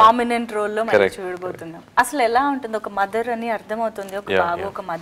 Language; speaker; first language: Telugu; native; Telugu